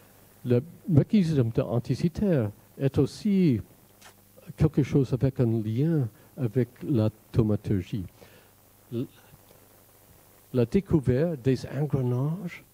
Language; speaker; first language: French; non-native, fluent; English